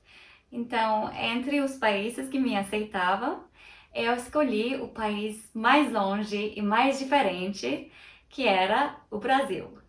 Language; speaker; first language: Portuguese; non-native, fluent; Turkish